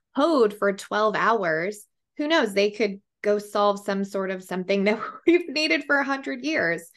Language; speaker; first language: English; native; English